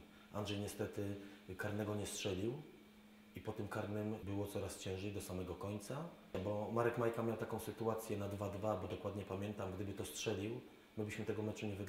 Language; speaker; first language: Polish; native; Polish